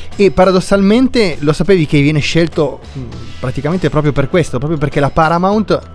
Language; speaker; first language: Italian; native; Italian